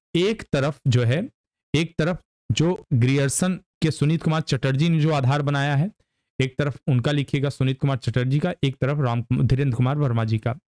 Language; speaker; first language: Hindi; native; Hindi